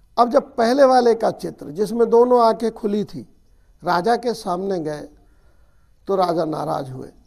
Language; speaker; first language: Hindi; native; Hindi